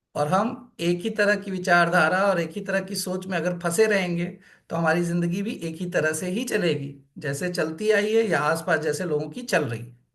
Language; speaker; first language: Hindi; native; Hindi